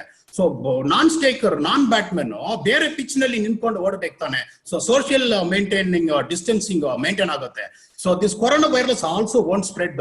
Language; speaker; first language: Kannada; non-native, local second language; Tamil